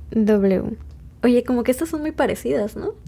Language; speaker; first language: Spanish; native; Spanish